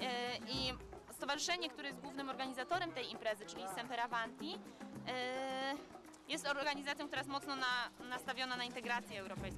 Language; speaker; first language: Polish; native; Polish